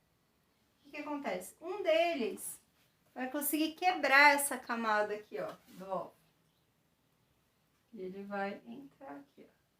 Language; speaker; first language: Portuguese; native; Portuguese